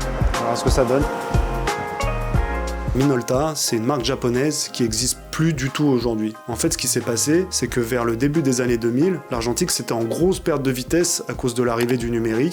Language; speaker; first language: French; native; French